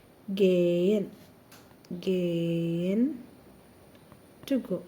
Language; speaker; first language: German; non-native, fluent; Malayalam